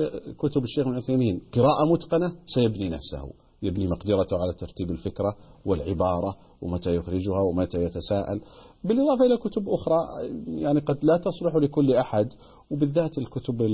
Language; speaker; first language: Arabic; native; Arabic